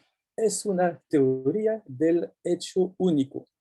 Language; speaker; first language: Spanish; non-native, fluent; French